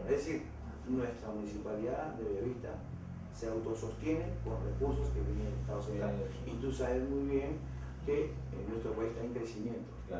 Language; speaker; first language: Spanish; native; Spanish